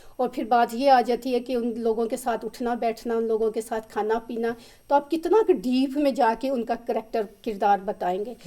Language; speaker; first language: Urdu; native; Urdu